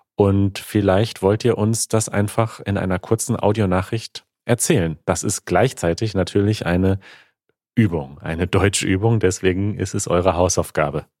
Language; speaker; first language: German; native; German